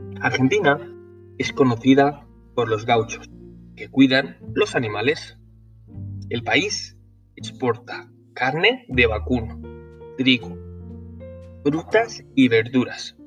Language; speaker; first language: Spanish; non-native, learner; Norwegian